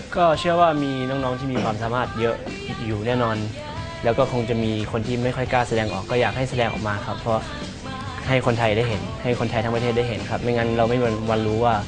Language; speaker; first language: Thai; early bilingual, other home language; English